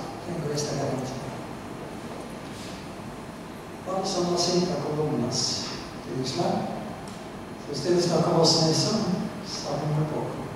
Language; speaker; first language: Spanish; non-native, fluent; Norwegian